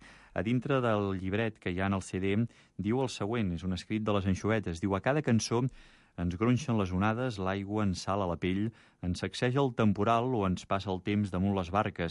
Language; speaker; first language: Catalan; native; Catalan